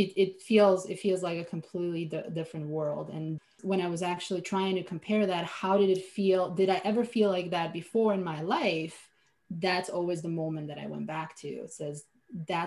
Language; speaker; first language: English; non-native, fluent; Slovenian